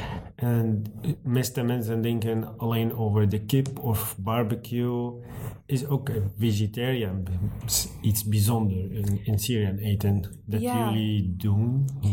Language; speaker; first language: Dutch; non-native, learner; Arabic